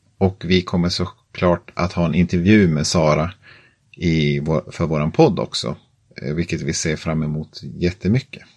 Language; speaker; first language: Swedish; native; Swedish